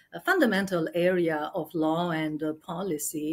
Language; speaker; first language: English; non-native, fluent; Albanian